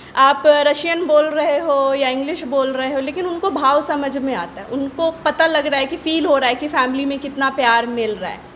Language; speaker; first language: Hindi; native; Hindi